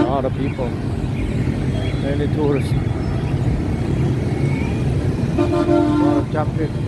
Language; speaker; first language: English; non-native, learner; Vietnamese